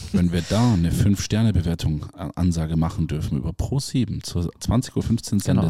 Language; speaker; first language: German; native; German